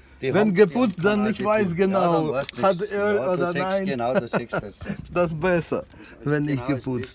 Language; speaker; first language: German; non-native, learner; Ukrainian